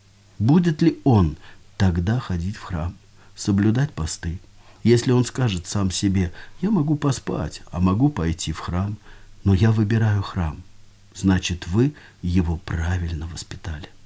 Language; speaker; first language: Russian; native; Russian